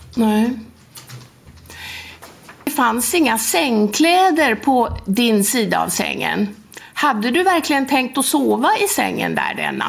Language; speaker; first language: Swedish; native; Swedish